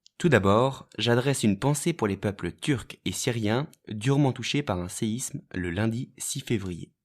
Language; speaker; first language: French; native; French